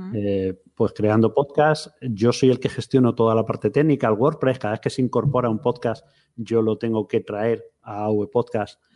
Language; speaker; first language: Spanish; native; Spanish